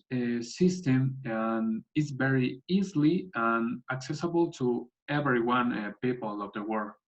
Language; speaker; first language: English; non-native, learner; Spanish